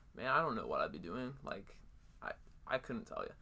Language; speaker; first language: English; native; English